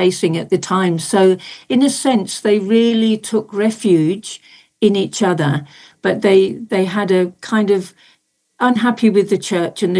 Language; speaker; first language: English; native; English